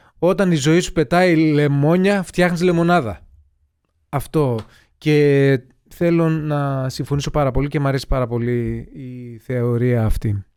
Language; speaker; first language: Greek; native; Greek